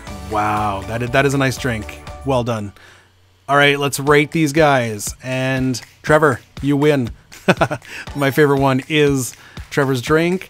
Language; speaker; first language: English; native; English